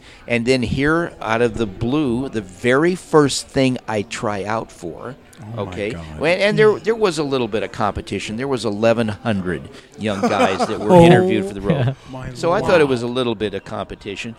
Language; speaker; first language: English; native; English